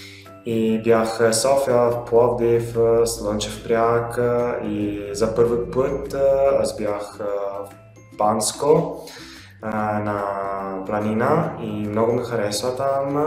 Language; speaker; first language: Bulgarian; non-native, learner; Italian